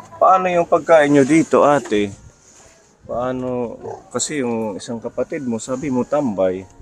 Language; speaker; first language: Filipino; non-native, local second language; Waray